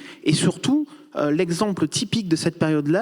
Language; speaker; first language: French; native; French